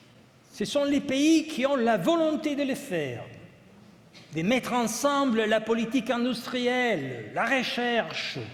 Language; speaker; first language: French; non-native, fluent; Italian